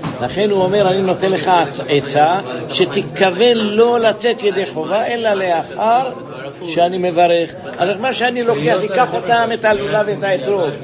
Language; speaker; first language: Hebrew; native; Hebrew